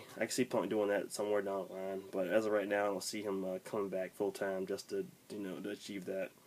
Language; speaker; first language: English; native; English